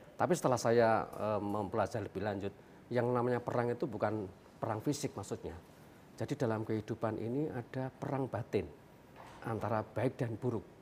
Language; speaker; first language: Indonesian; non-native, local second language; Javanese